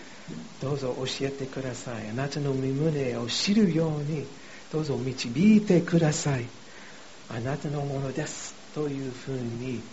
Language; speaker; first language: Japanese; non-native, fluent; English